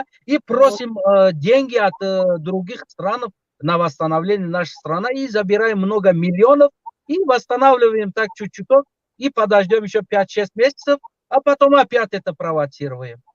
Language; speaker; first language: Russian; non-native, local second language; Tajik